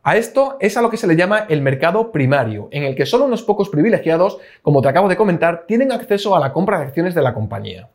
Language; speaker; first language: Spanish; native; Spanish